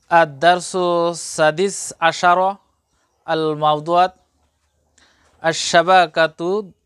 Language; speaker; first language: Arabic; non-native, fluent; Bangla